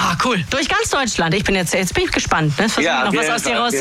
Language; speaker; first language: German; native; German